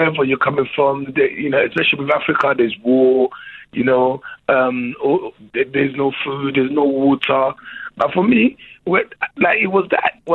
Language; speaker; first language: English; early bilingual, other home language; Lingala